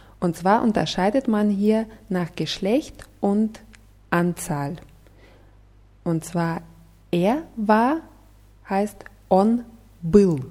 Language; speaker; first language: German; non-native, fluent; Russian